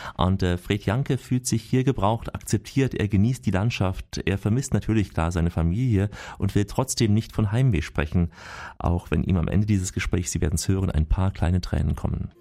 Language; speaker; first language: German; native; German